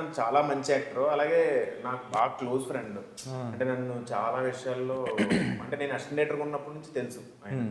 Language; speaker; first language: Telugu; native; Telugu